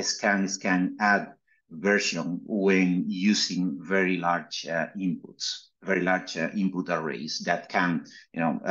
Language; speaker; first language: English; non-native, fluent; Spanish